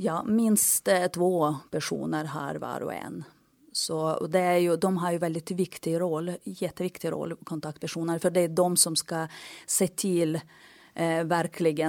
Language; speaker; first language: Swedish; non-native, fluent; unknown